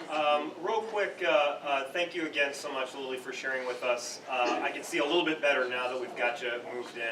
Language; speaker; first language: English; native; English